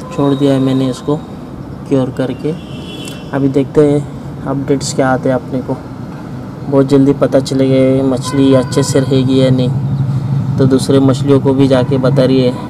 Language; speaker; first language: Hindi; non-native, local second language; Marathi